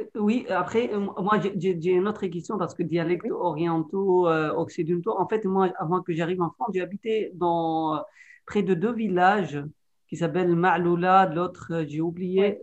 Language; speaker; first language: French; non-native, fluent; Arabic